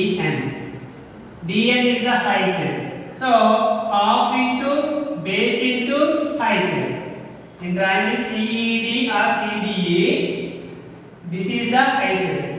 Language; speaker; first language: English; non-native, local second language; Telugu